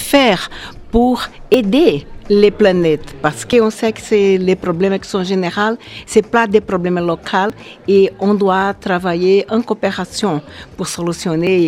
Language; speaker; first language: French; non-native, fluent; Portuguese